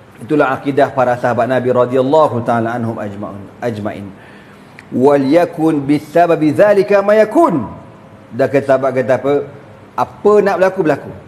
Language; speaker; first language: Malay; native; Malay